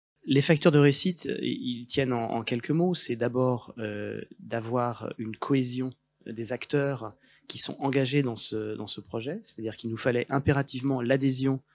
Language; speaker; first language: French; native; French